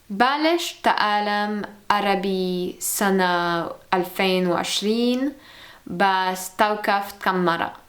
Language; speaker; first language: Arabic; non-native, learner; French